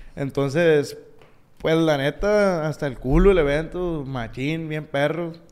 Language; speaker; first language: Spanish; native; Spanish